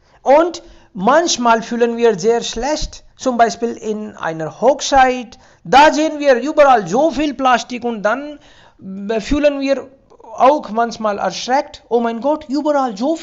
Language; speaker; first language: German; non-native, fluent; Hindi